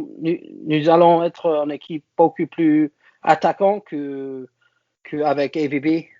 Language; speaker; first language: French; non-native, learner; English